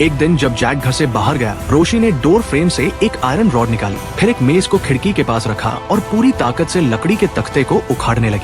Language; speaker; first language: Hindi; native; Hindi